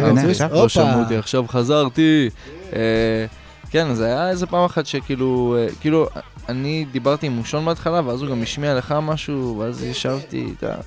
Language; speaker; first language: Hebrew; native; Hebrew